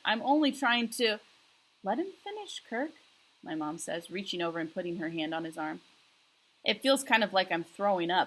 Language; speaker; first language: English; native; English